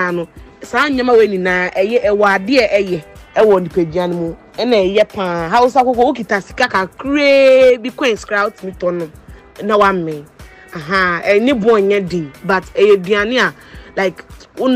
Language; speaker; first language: English; non-native, local second language; Akan